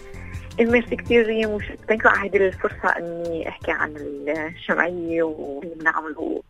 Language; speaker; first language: Arabic; native; Arabic